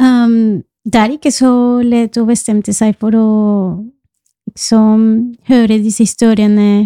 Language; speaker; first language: Norwegian; non-native, fluent; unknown